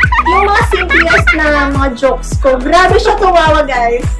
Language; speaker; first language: Filipino; non-native, local second language; Cebuano